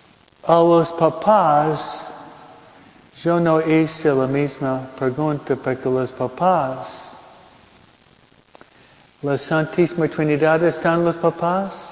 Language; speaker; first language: Spanish; non-native, fluent; English